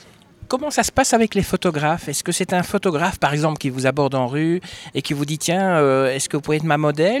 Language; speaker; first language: French; native; French